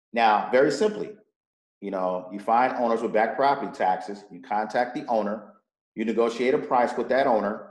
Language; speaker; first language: English; native; English